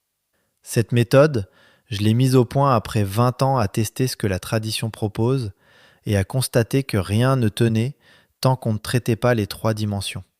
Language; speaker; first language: French; native; French